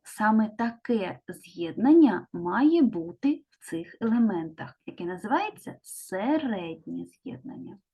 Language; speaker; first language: Ukrainian; native; Ukrainian